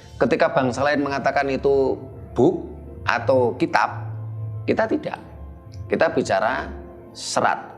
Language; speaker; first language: Indonesian; native; Indonesian